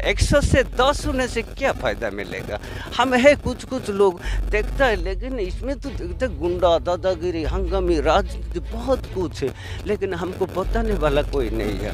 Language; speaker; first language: Hindi; non-native, local second language; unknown